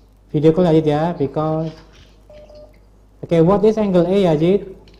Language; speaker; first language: English; non-native, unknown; Indonesian